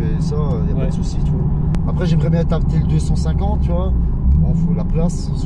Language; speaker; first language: French; native; French